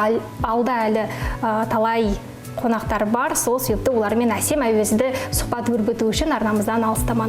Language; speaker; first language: Kazakh; native; Kazakh